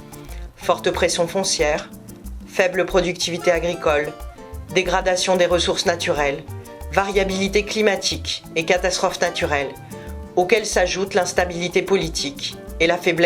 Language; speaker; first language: French; native; French